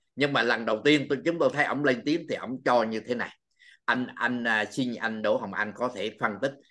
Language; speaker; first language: Vietnamese; native; Vietnamese